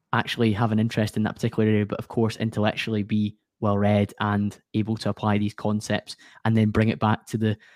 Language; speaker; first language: English; native; English